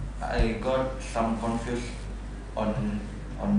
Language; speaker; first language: English; non-native, learner; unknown